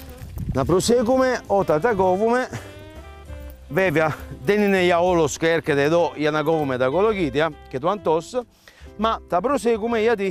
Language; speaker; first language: Greek; non-native, learner; Italian